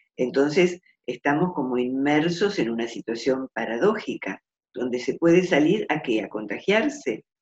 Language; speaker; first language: Spanish; native; Spanish